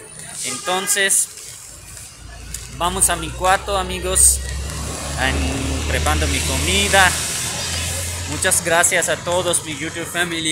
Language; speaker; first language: Spanish; non-native, learner; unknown